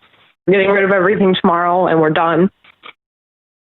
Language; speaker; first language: English; native; English